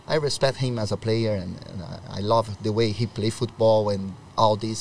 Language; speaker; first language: English; non-native, learner; Portuguese